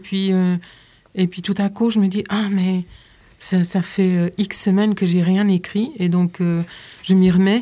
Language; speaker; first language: French; native; French